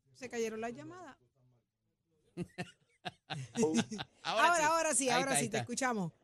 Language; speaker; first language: Spanish; native; Spanish